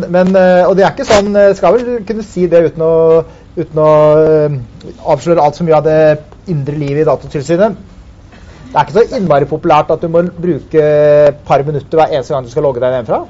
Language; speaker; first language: Norwegian; native; Norwegian